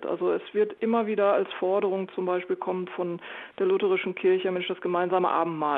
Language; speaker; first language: German; native; German